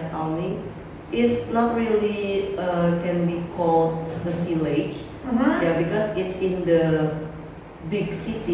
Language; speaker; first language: English; non-native, learner; Indonesian